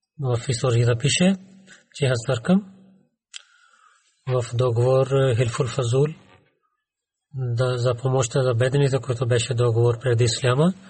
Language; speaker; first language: Bulgarian; non-native, learner; Urdu